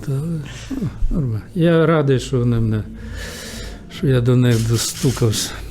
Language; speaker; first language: Ukrainian; native; Ukrainian